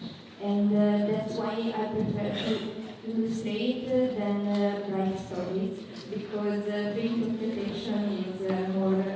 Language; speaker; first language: English; non-native, learner; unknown